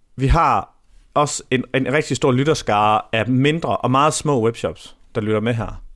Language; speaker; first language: Danish; native; Danish